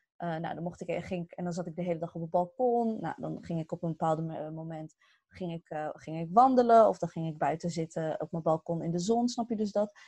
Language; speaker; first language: Dutch; early bilingual, other home language; Arabic